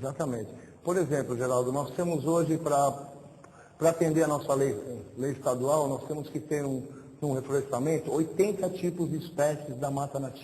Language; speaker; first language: Portuguese; native; Portuguese